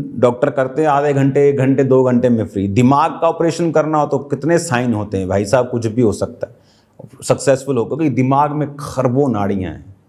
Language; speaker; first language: Hindi; non-native, local second language; Punjabi